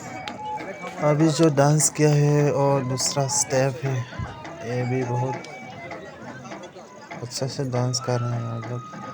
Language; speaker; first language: Hindi; non-native, local second language; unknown